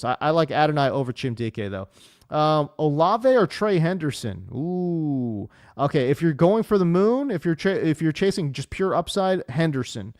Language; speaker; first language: English; native; English